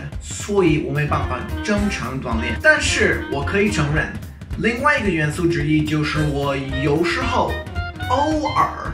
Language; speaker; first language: Chinese; non-native, fluent; English